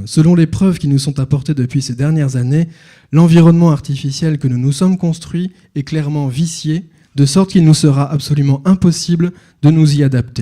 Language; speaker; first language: French; native; French